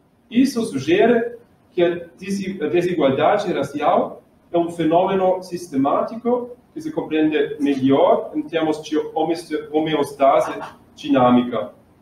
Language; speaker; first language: Portuguese; non-native, learner; German